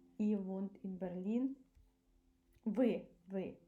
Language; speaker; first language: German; non-native, fluent; Ukrainian